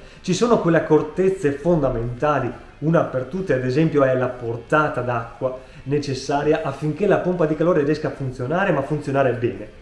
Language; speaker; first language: Italian; native; Italian